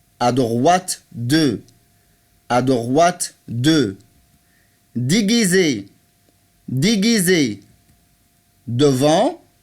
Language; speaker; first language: French; non-native, fluent; Arabic